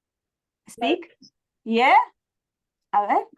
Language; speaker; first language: English; non-native, learner; Spanish